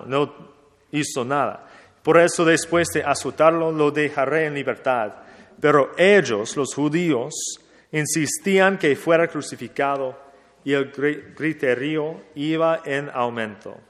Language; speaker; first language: Spanish; non-native, fluent; English